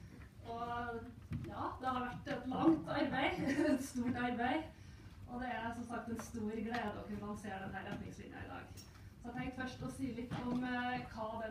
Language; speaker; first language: Norwegian; native; Norwegian